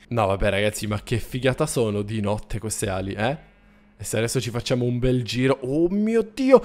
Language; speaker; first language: Italian; native; Italian